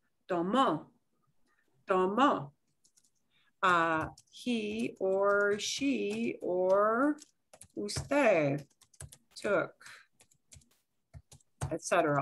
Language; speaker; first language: English; native; English